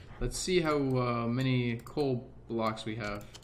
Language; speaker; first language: English; native; English